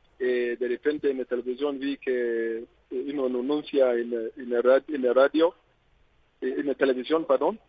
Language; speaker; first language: Spanish; non-native, learner; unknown